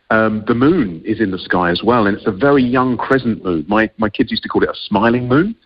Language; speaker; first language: English; native; English